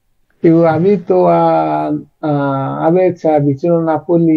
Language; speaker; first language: Italian; non-native, learner; Bangla